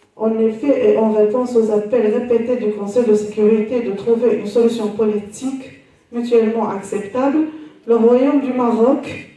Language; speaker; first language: French; non-native, local second language; Arabic